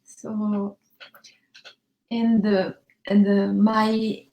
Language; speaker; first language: English; non-native, learner; Japanese